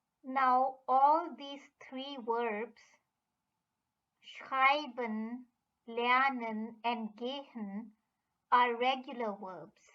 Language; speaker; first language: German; non-native, fluent; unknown